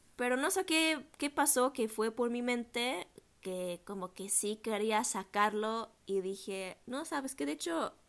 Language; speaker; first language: Spanish; non-native, fluent; German